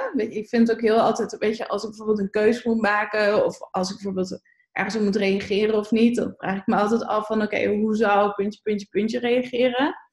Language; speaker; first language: Dutch; native; Dutch